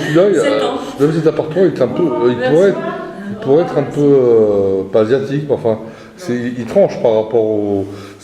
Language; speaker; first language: French; native; French